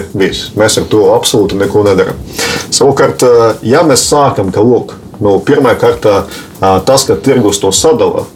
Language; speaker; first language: Latvian; non-native, local second language; Russian